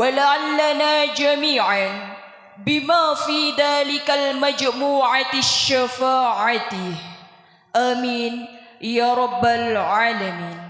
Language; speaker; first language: Arabic; non-native, learner; Indonesian